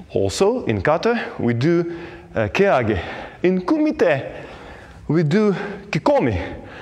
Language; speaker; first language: English; non-native, fluent; Belarusian